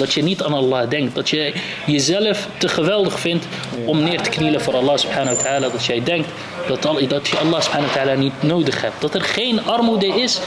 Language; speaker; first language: Dutch; early bilingual, other home language; Arabic